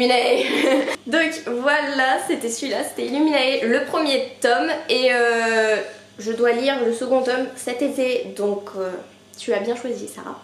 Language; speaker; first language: French; native; French